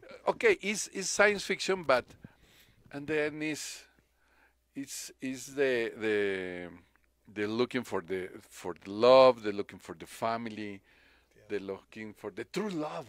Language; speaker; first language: English; non-native, learner; Spanish